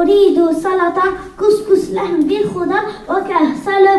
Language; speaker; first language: Arabic; non-native, learner; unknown